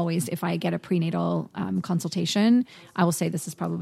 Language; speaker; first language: English; native; English